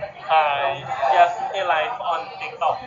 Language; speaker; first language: English; non-native, learner; Thai